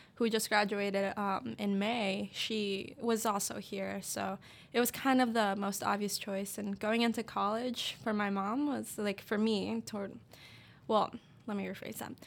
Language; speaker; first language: English; native; English